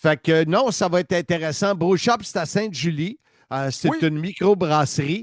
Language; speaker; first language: French; native; French